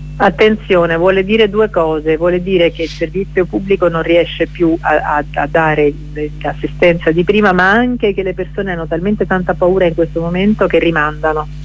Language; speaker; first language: Italian; native; Italian